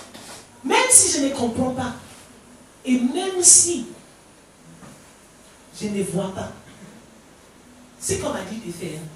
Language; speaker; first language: French; non-native, fluent; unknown